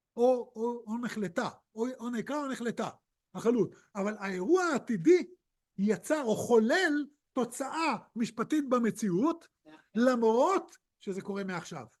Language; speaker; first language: Hebrew; native; Hebrew